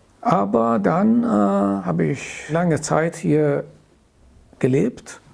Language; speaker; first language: German; non-native, fluent; Persian